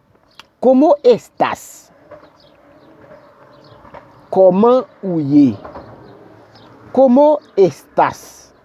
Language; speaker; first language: Spanish; non-native, learner; Haitian Creole